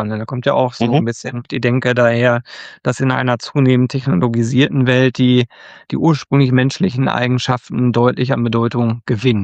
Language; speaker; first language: German; native; German